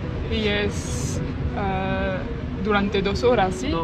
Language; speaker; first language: Spanish; non-native, learner; French